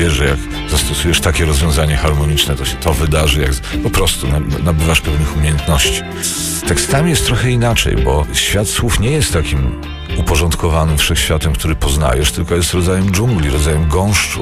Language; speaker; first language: Polish; native; Polish